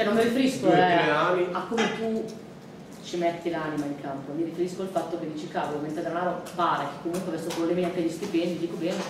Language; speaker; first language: Italian; native; Italian